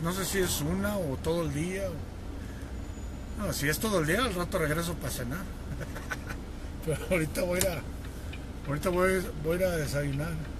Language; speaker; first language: Spanish; native; Spanish